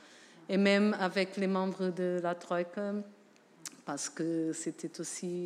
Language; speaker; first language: French; non-native, fluent; Portuguese